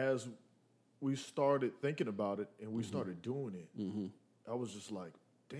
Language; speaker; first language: English; early bilingual, other home language; Spanish